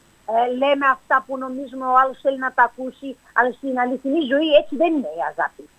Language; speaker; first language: Greek; early bilingual, heritage; English